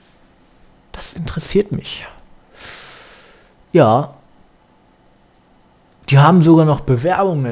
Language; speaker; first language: German; native; German